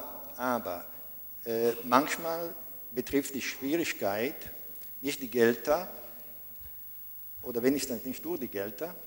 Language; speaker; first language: German; non-native, fluent; Italian